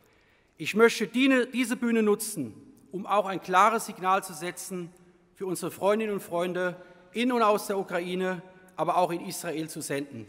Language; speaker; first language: German; native; German